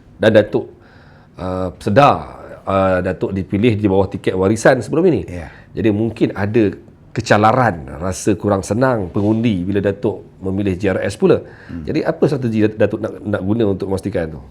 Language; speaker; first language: Malay; native; Malay